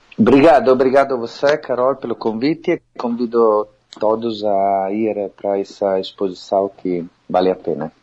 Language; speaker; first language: Portuguese; non-native, fluent; Italian